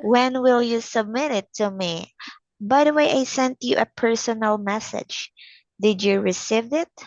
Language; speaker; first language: English; non-native, fluent; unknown